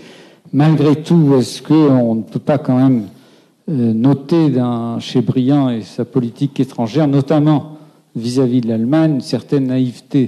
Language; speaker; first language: French; native; French